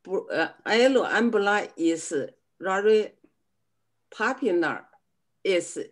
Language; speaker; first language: English; non-native, learner; Chinese